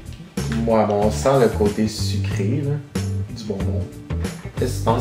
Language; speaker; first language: French; native; French